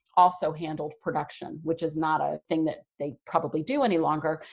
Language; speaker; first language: English; native; English